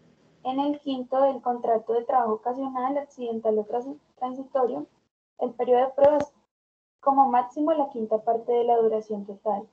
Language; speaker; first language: Spanish; native; Spanish